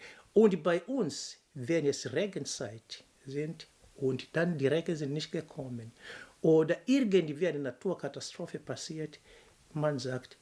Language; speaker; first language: German; non-native, fluent; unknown